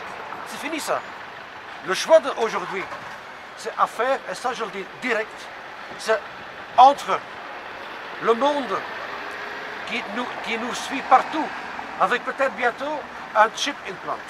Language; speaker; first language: French; non-native, local second language; Dutch